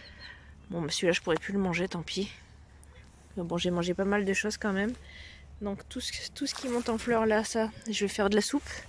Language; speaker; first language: French; native; French